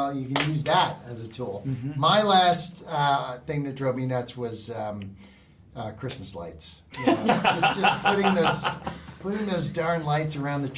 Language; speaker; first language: English; native; English